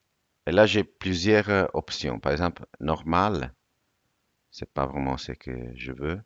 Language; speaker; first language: French; non-native, fluent; Italian